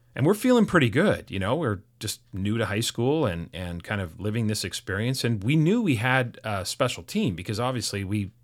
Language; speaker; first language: English; native; English